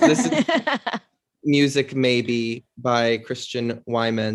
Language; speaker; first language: English; native; English